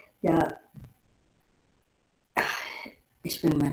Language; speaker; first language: German; non-native, learner; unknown